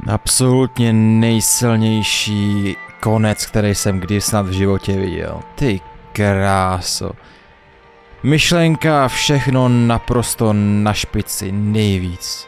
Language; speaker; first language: Czech; native; Czech